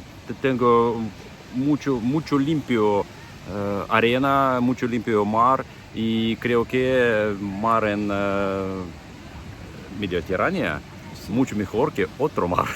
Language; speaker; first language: Spanish; non-native, learner; Russian